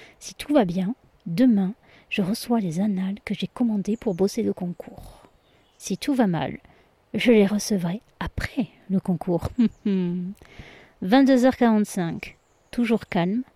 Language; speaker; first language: French; native; French